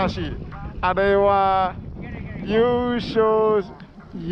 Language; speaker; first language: Japanese; native; Japanese